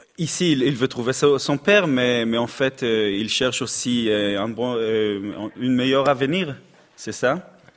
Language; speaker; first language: French; non-native, fluent; Hebrew